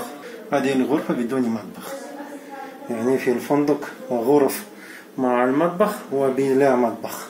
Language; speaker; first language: Arabic; non-native, learner; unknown